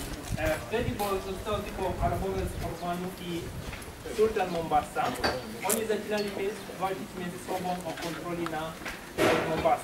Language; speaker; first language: Polish; non-native, learner; Swahili